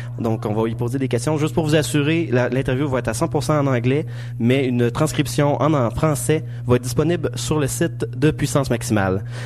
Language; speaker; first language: French; native; French